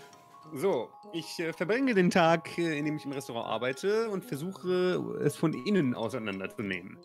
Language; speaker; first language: German; native; German